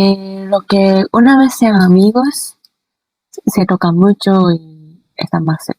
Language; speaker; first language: Spanish; non-native, fluent; Korean